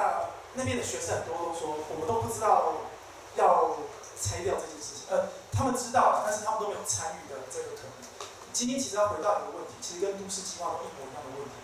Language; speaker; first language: Chinese; native; Chinese